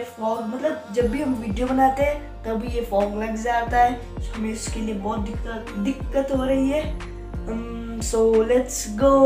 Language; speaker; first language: Hindi; non-native, local second language; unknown